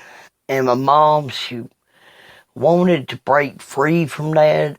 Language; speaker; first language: English; native; English